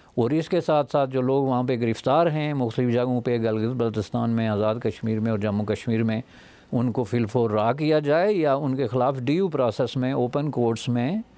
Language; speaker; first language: Urdu; non-native, local second language; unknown